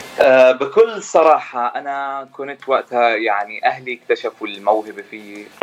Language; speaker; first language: Arabic; native; Arabic